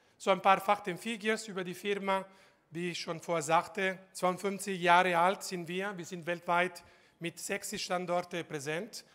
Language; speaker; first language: German; non-native, fluent; Italian